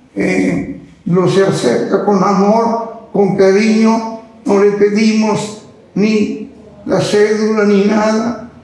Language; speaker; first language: Spanish; non-native, fluent; Italian